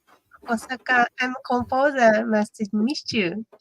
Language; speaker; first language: English; non-native, learner; Japanese